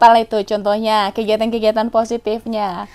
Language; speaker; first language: Indonesian; native; Indonesian